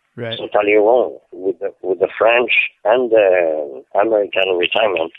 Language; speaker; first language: English; non-native, fluent; French